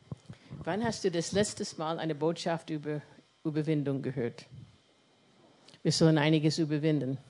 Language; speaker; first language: German; non-native, fluent; English